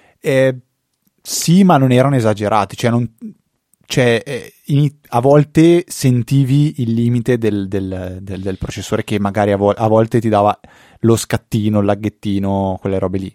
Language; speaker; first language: Italian; native; Italian